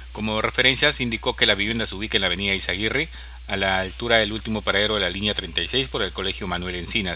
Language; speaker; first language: Spanish; native; Spanish